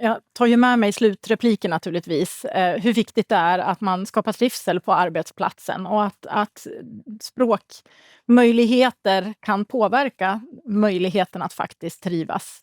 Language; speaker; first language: Swedish; native; Swedish